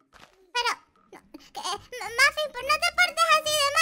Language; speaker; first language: Spanish; native; Spanish